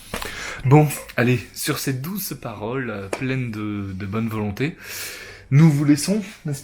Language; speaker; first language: French; native; French